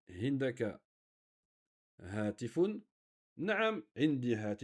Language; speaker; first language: Arabic; non-native, fluent; French